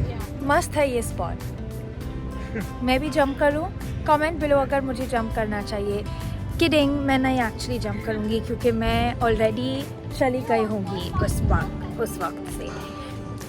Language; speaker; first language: Hindi; non-native, local second language; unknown